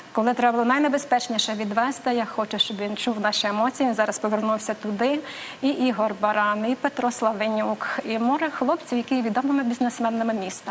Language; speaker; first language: Ukrainian; native; Ukrainian